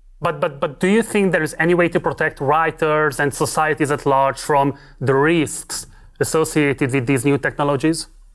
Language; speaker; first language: English; non-native, fluent; Hungarian